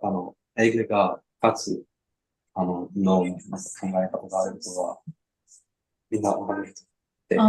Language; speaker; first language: Japanese; non-native, learner; English